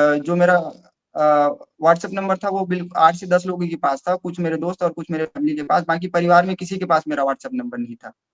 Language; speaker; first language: Hindi; non-native, local second language; Chhattisgarhi